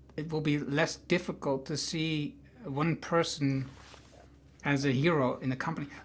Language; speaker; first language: English; non-native, fluent; Dutch